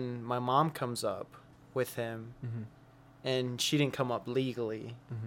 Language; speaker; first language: English; early bilingual, other home language; Spanish